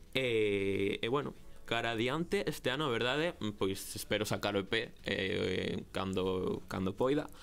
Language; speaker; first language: Galician; non-native, local second language; Spanish